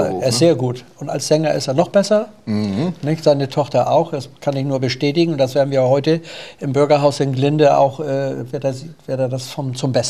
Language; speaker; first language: German; native; German